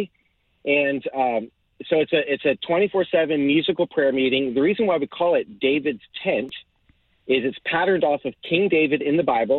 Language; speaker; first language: English; native; English